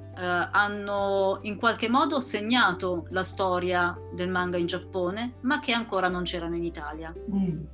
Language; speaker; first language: Italian; native; Italian